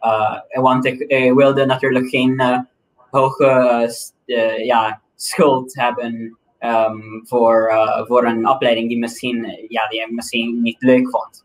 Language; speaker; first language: Dutch; non-native, local second language; Papiamento